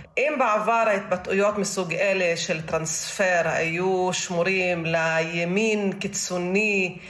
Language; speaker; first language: Hebrew; non-native, local second language; Arabic